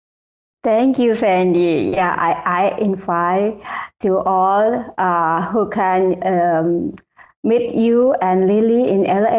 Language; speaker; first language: English; non-native, learner; Indonesian